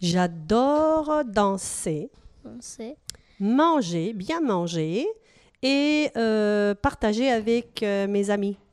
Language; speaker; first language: French; non-native, fluent; Spanish